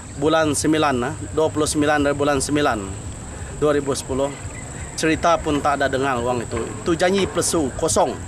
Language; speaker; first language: Malay; non-native, local second language; Iban